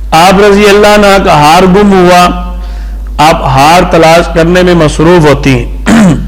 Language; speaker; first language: Urdu; non-native, local second language; Punjabi